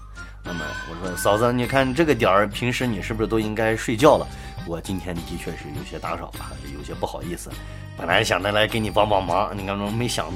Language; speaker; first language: Chinese; native; Chinese